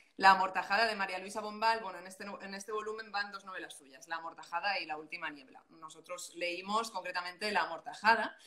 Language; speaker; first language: Spanish; non-native, local second language; Catalan